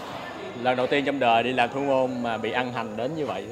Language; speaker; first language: Vietnamese; native; Vietnamese